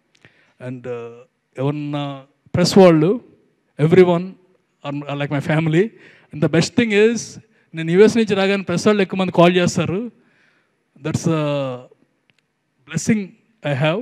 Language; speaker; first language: Telugu; native; Telugu